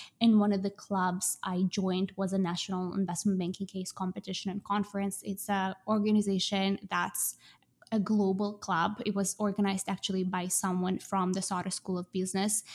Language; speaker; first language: English; non-native, fluent; Russian